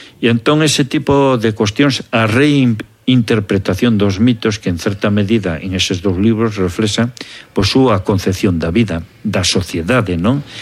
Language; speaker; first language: Galician; native; Galician